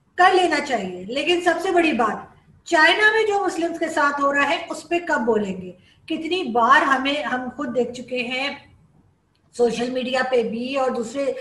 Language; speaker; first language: Urdu; native; Urdu